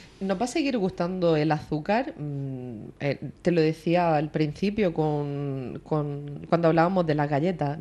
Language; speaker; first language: Spanish; native; Spanish